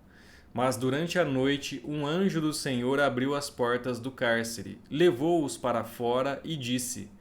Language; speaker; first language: Portuguese; native; Portuguese